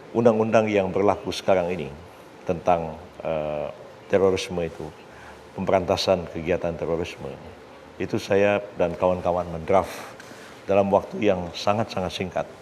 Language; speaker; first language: Indonesian; native; Indonesian